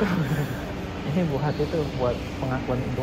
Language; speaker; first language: Indonesian; native; Indonesian